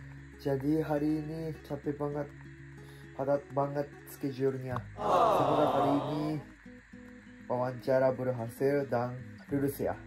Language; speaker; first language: Indonesian; non-native, fluent; Japanese